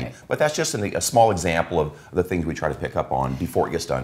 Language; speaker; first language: English; native; English